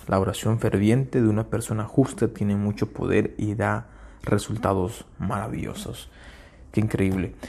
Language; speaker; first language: Spanish; early bilingual, heritage; Spanish